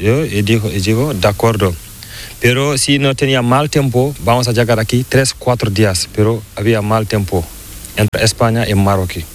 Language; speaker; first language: Spanish; non-native, learner; Fula